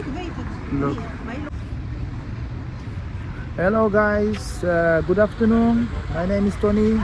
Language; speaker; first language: English; non-native, learner; Portuguese